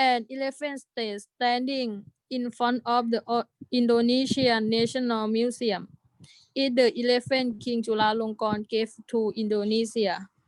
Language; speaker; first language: English; non-native, learner; Thai